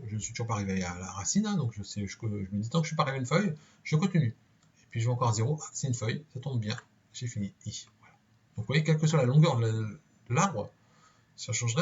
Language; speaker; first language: French; native; French